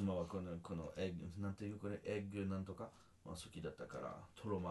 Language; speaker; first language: Japanese; non-native, learner; French